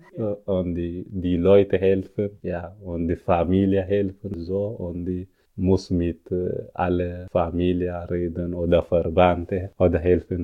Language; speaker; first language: German; non-native, learner; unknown